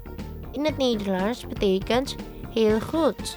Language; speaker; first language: Dutch; non-native, learner; Indonesian